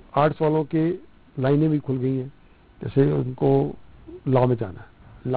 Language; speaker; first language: Hindi; non-native, local second language; Punjabi